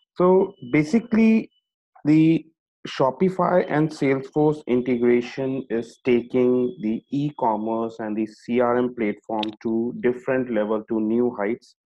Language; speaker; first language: English; non-native, local second language; Hindi